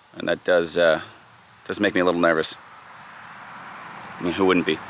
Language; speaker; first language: English; native; English